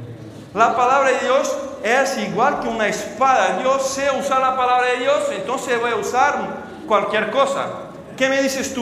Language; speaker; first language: Spanish; non-native, fluent; Portuguese